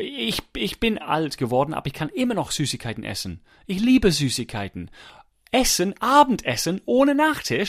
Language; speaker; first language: German; non-native, fluent; English